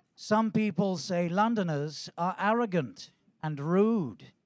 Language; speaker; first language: English; native; English